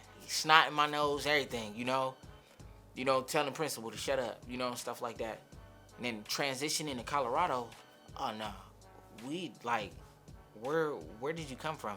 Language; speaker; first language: English; early bilingual, other home language; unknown